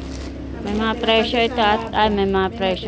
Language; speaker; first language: Filipino; native; Filipino